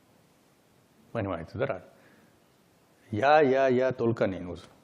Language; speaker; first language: Russian; non-native, learner; Hindi